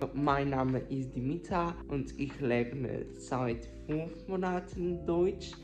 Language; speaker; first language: German; non-native, learner; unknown